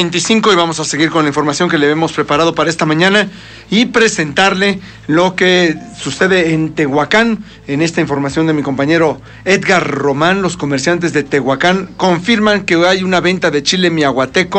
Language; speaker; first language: Spanish; native; Spanish